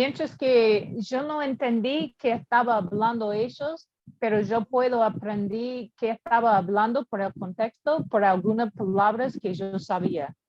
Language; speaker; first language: Spanish; non-native, learner; English